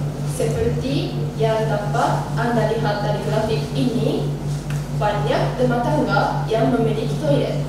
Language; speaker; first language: Indonesian; non-native, learner; Japanese